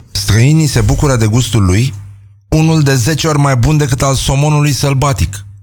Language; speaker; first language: Romanian; native; Romanian